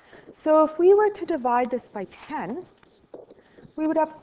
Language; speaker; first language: English; native; English